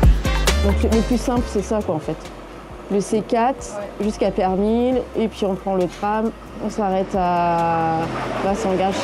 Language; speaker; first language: French; native; French